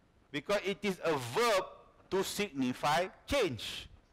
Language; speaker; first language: English; non-native, local second language; Malay